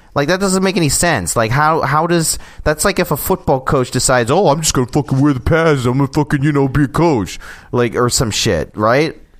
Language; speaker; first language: English; native; English